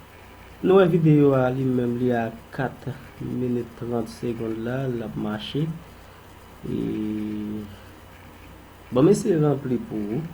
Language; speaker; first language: French; non-native, local second language; Haitian Creole